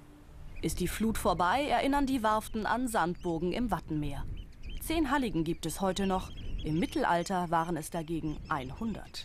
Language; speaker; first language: German; native; German